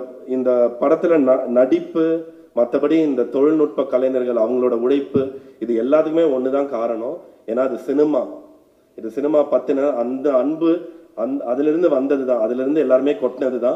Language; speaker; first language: Tamil; native; Tamil